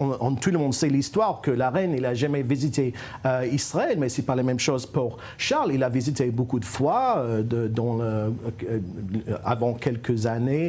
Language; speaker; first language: French; non-native, fluent; English